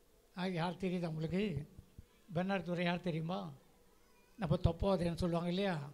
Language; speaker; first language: Tamil; native; Tamil